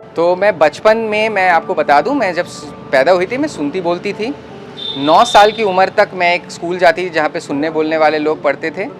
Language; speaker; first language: Hindi; native; Hindi